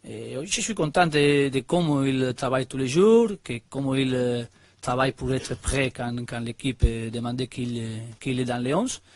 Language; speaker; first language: French; non-native, learner; Spanish